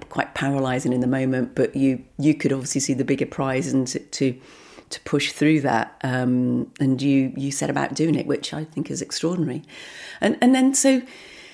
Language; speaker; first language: English; native; English